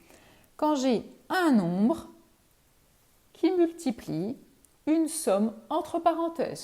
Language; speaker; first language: French; native; French